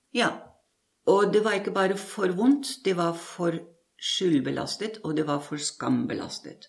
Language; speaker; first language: Norwegian; non-native, fluent; German